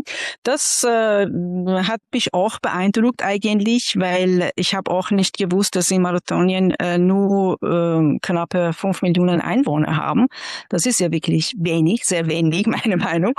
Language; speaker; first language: German; non-native, fluent; Persian